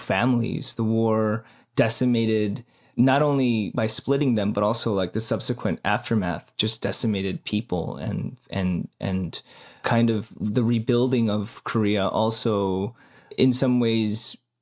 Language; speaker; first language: English; native; English